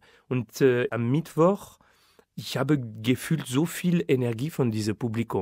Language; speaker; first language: German; non-native, fluent; French